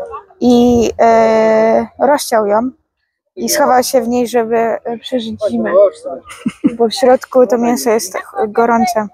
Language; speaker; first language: Polish; native; Polish